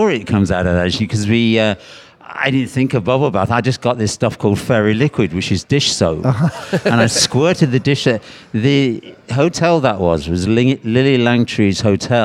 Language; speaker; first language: English; native; English